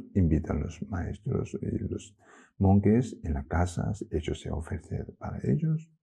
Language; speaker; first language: Spanish; non-native, fluent; Chinese